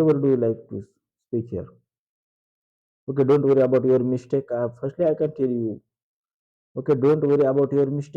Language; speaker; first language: English; non-native, local second language; Marathi